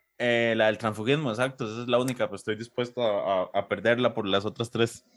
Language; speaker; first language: Spanish; native; Spanish